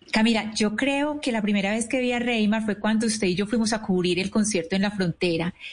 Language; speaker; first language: Spanish; native; Spanish